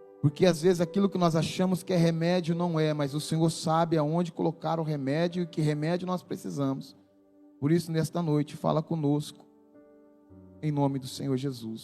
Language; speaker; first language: Portuguese; native; Portuguese